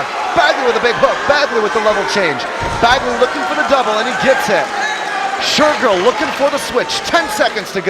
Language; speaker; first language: English; native; English